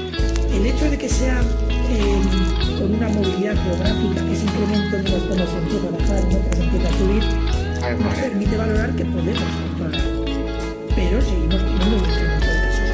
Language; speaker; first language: Spanish; native; Spanish